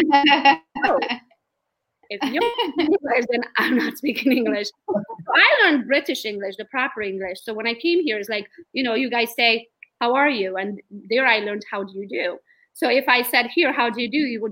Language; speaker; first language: English; non-native, fluent; Romanian